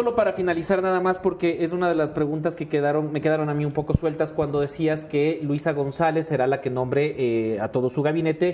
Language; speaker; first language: Spanish; native; Spanish